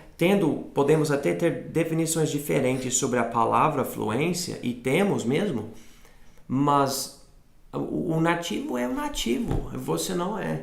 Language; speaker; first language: Portuguese; non-native, fluent; English